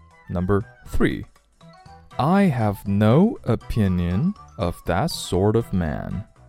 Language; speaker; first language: English; non-native, fluent; Chinese